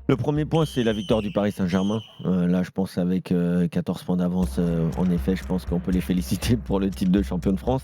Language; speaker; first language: French; native; French